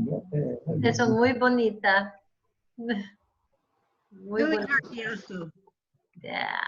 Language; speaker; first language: Spanish; non-native, learner; English